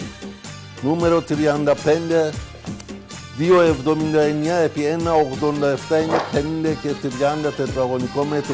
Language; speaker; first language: Greek; non-native, fluent; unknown